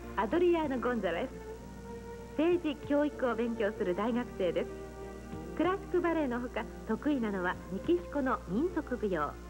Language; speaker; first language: Japanese; native; Japanese